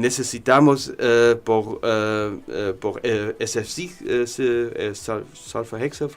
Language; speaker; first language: Spanish; non-native, learner; German